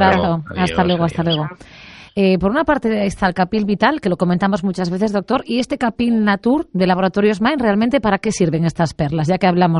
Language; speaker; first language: Spanish; native; Spanish